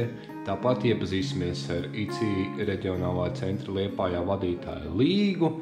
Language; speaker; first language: Latvian; native; Latvian